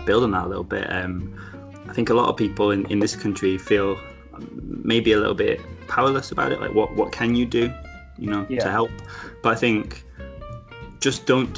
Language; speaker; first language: English; native; English